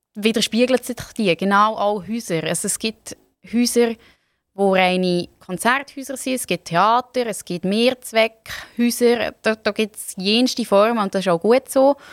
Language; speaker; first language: German; native; German